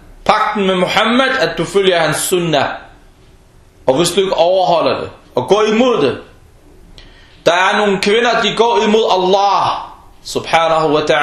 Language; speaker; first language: Danish; early bilingual, other home language; Arabic